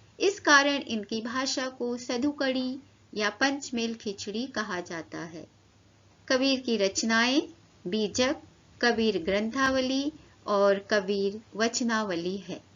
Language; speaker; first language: Hindi; native; Hindi